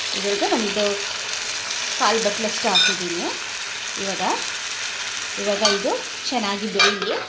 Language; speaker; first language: Kannada; native; Kannada